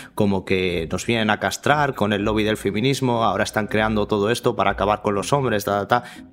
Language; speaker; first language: Spanish; native; Spanish